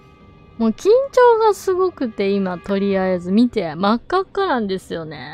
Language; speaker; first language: Japanese; native; Japanese